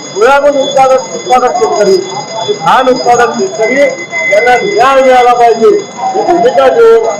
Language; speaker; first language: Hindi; non-native, local second language; Marathi